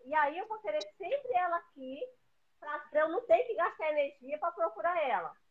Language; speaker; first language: Portuguese; native; Portuguese